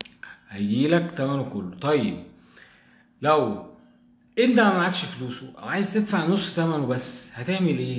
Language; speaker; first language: Arabic; native; Arabic